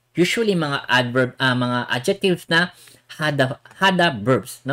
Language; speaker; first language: Filipino; native; Filipino